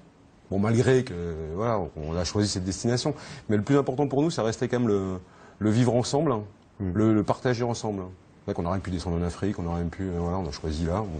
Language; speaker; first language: French; native; French